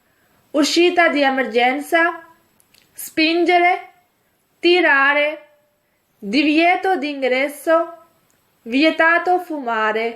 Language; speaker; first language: Italian; non-native, fluent; Urdu